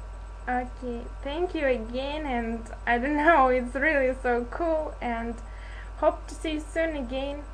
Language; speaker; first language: English; non-native, learner; Russian